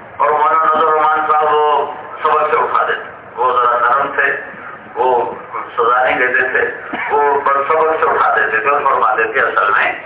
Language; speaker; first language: Urdu; non-native, local second language; Punjabi